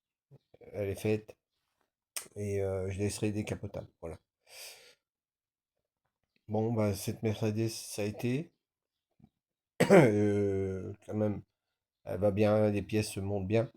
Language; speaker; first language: French; native; French